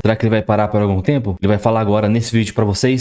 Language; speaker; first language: Portuguese; native; Portuguese